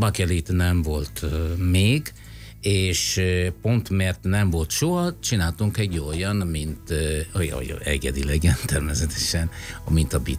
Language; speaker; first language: Hungarian; non-native, fluent; Italian